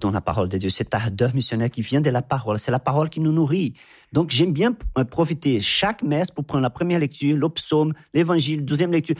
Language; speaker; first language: French; non-native, fluent; Portuguese